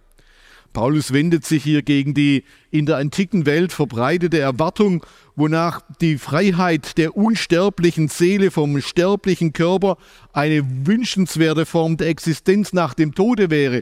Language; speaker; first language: German; native; German